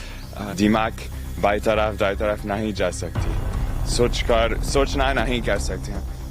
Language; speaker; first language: Hindi; non-native, learner; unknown